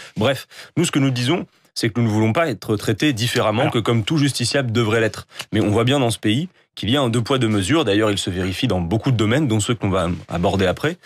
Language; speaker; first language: French; native; French